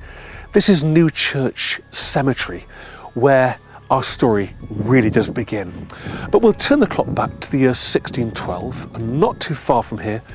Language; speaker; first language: English; native; English